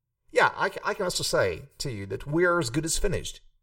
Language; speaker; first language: English; non-native, fluent; Hungarian